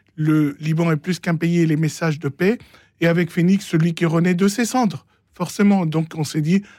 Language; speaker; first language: French; non-native, local second language; Arabic